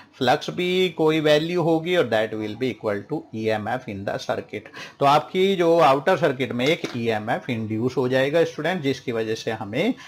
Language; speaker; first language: Hindi; native; Hindi